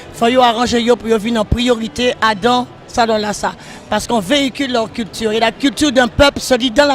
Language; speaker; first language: French; native; French